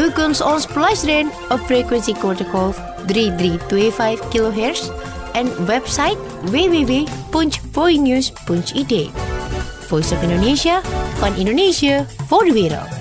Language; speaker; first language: Dutch; non-native, fluent; Indonesian